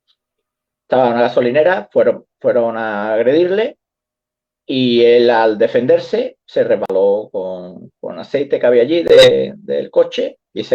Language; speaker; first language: Spanish; native; Spanish